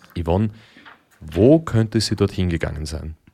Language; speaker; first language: German; native; German